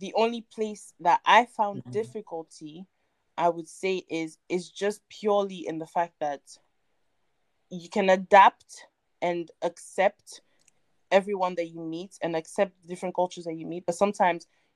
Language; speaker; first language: English; non-native, local second language; French